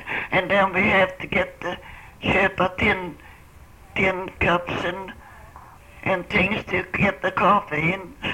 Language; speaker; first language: English; non-native, fluent; Swedish